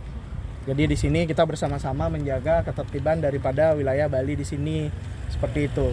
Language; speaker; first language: Indonesian; native; Indonesian